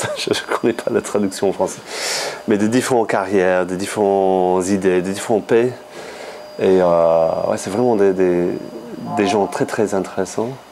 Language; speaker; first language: French; non-native, fluent; English